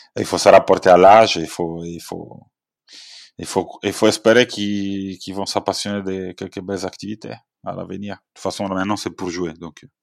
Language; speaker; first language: French; non-native, fluent; Italian